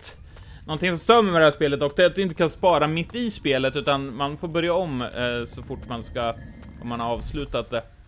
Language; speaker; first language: Swedish; native; Swedish